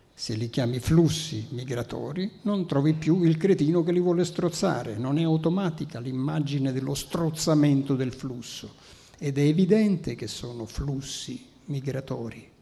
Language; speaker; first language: Italian; native; Italian